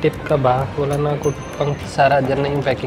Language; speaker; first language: Filipino; non-native, learner; Punjabi